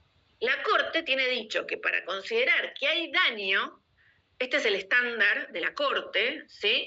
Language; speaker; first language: Spanish; native; Spanish